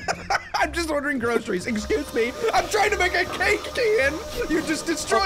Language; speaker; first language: English; native; English